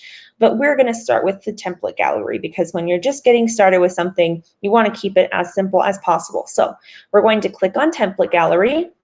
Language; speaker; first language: English; native; English